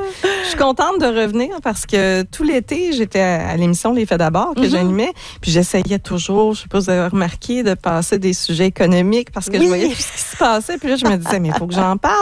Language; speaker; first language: French; native; French